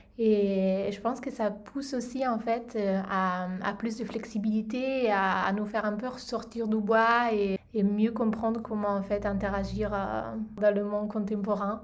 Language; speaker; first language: French; non-native, fluent; Italian